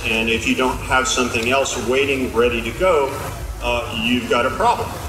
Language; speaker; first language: English; native; English